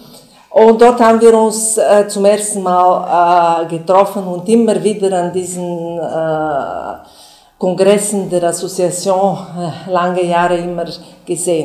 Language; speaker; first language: German; non-native, fluent; Bulgarian